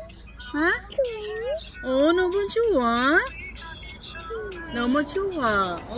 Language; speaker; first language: Korean; non-native, local second language; Filipino